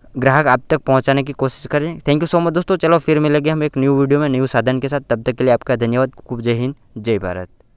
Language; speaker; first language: Hindi; non-native, local second language; Gujarati